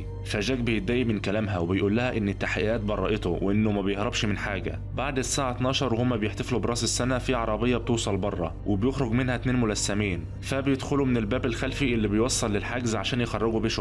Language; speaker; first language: Arabic; native; Arabic